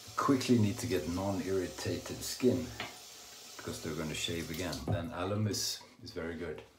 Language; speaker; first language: English; non-native, fluent; Swedish